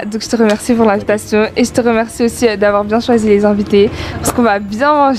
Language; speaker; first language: French; native; French